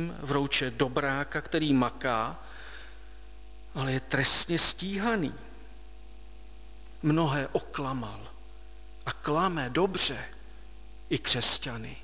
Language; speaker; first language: Czech; native; Czech